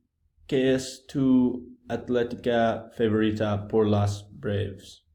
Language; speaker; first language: Spanish; non-native, learner; English